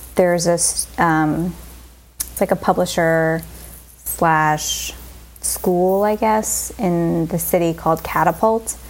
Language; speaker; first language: English; native; English